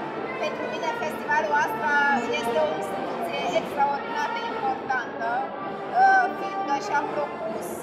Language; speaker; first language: Romanian; non-native, local second language; Hungarian